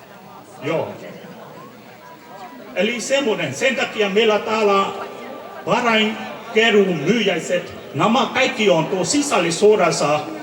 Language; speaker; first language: Finnish; non-native, fluent; Burmese